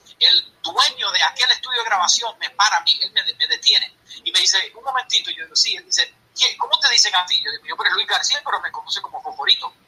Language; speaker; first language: Spanish; early bilingual, heritage; Spanish